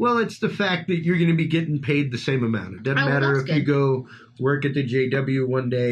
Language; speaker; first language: English; native; English